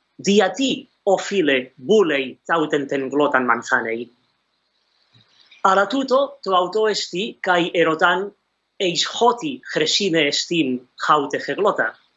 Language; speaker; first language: Greek; non-native, fluent; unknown